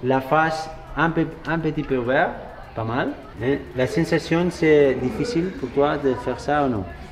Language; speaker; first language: French; non-native, learner; Spanish